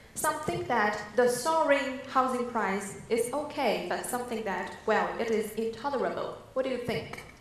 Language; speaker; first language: English; non-native, fluent; Chinese